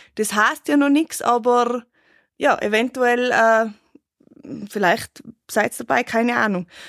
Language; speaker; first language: German; native; German